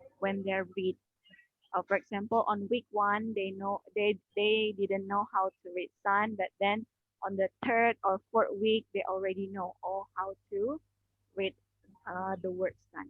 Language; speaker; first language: English; non-native, learner; Indonesian